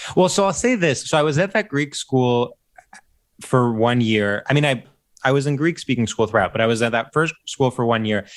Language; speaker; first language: English; early bilingual, other home language; Greek